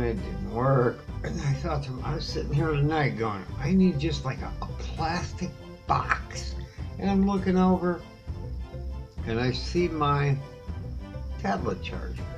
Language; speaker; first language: English; native; English